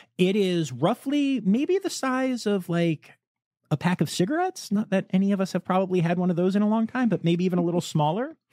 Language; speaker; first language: English; native; English